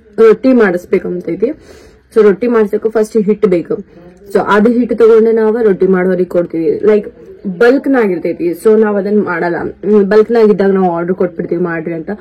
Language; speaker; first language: Kannada; non-native, local second language; Lambadi